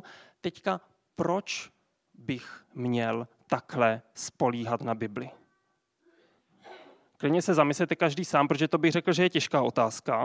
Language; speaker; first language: Czech; native; Czech